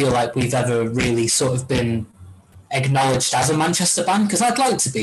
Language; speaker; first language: English; native; English